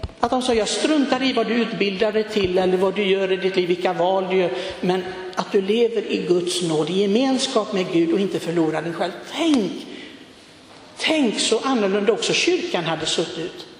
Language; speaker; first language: Swedish; non-native, fluent; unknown